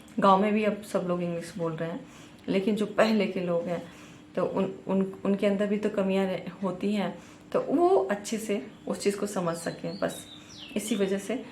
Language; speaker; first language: Hindi; native; Hindi